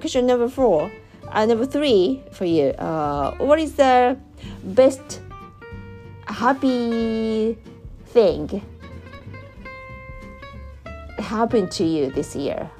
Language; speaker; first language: English; non-native, learner; Japanese